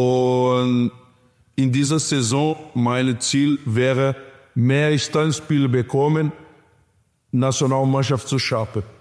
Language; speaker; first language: German; non-native, learner; Portuguese